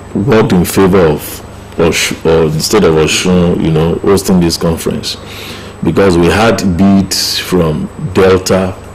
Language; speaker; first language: English; non-native, local second language; Yoruba